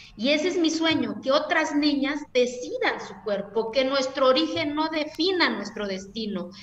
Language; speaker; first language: Spanish; non-native, local second language; Zapotec